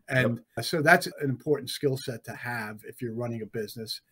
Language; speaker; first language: English; native; English